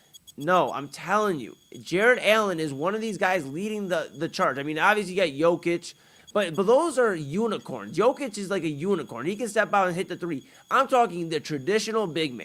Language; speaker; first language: English; native; English